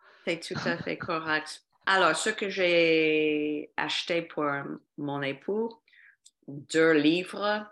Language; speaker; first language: French; non-native, fluent; English